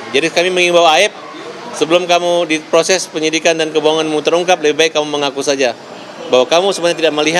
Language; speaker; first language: Indonesian; native; Indonesian